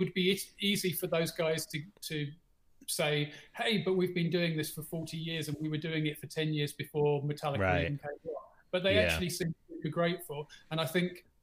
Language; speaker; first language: English; native; English